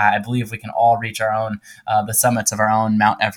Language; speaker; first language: English; native; English